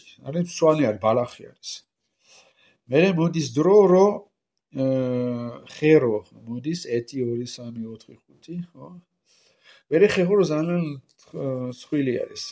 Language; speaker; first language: Georgian; non-native, learner; French